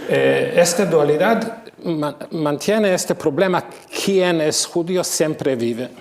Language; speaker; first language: Spanish; non-native, fluent; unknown